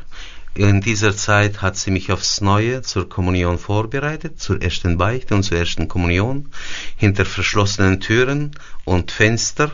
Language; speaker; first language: German; early bilingual, heritage; German